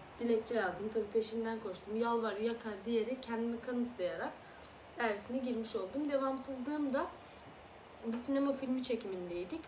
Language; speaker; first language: Turkish; early bilingual, other home language; Azerbaijani